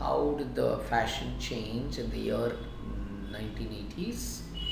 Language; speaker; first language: English; non-native, local second language; Tamil